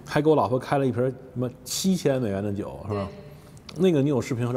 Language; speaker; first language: Chinese; native; Chinese